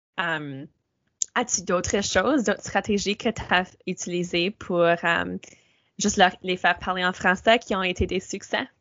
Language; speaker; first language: French; native; French